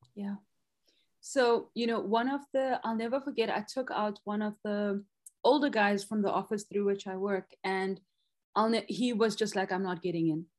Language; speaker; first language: English; non-native, local second language; Zulu